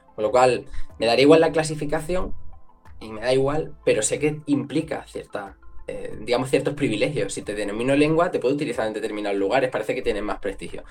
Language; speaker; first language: Spanish; non-native, local second language; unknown